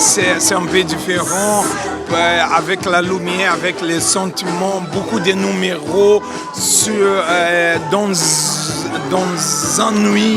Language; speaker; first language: French; non-native, learner; Portuguese